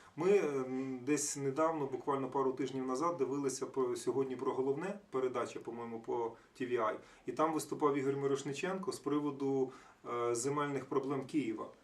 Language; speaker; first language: Ukrainian; native; Ukrainian